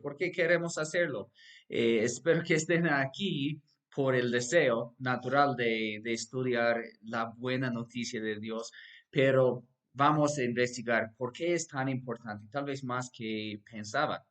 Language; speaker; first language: Spanish; non-native, fluent; English